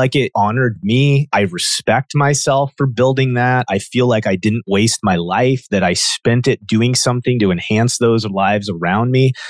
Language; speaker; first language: English; native; English